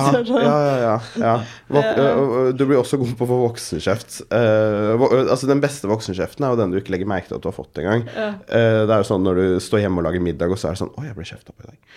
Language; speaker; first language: Norwegian; early bilingual, other home language; Urdu